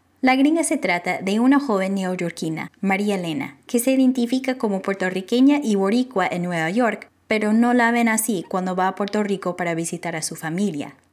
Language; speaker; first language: Spanish; non-native, fluent; English